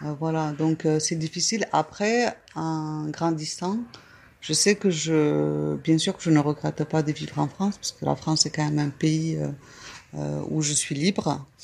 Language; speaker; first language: French; early bilingual, other home language; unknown